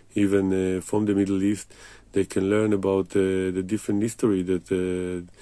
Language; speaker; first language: English; non-native, fluent; Hebrew